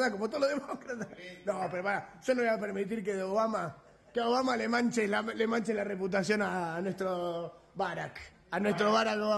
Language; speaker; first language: Spanish; native; Spanish